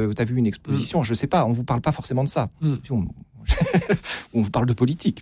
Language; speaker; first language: French; native; French